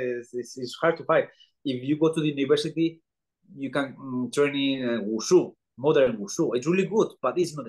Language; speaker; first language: English; non-native, learner; Spanish